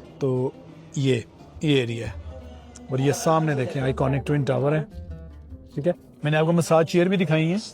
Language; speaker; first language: Urdu; native; Urdu